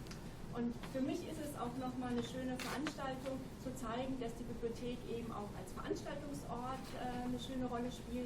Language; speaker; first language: German; native; German